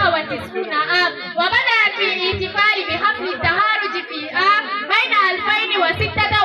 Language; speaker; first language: Arabic; non-native, learner; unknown